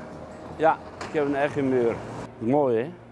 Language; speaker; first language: Dutch; non-native, fluent; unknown